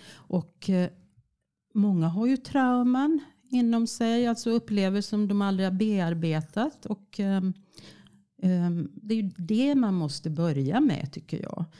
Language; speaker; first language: Swedish; native; Swedish